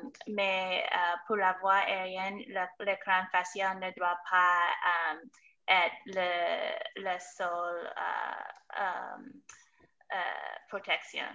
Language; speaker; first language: French; non-native, fluent; English